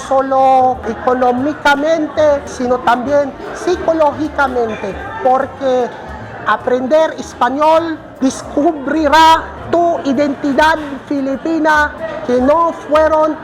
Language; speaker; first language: Spanish; non-native, fluent; Filipino